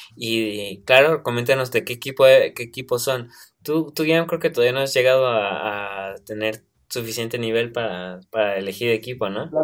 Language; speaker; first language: Spanish; native; Spanish